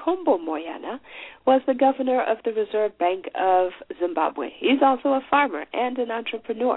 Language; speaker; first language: English; non-native, local second language; Shona